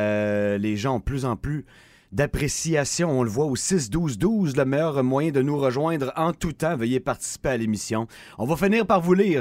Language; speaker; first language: French; native; French